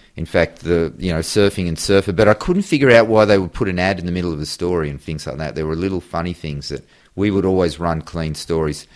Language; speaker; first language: English; native; English